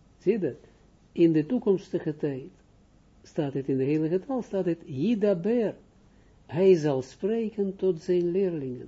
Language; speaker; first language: Dutch; non-native, fluent; Hebrew